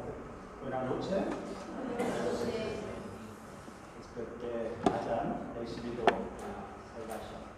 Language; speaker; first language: Spanish; non-native, learner; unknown